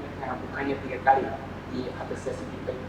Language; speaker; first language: Indonesian; non-native, fluent; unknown